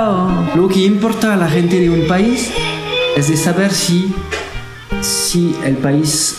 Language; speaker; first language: Spanish; non-native, learner; French